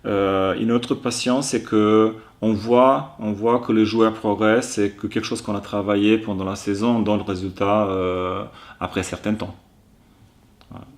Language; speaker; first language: French; non-native, fluent; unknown